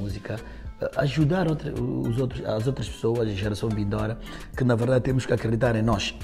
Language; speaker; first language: Portuguese; non-native, local second language; Upper Guinea Crioulo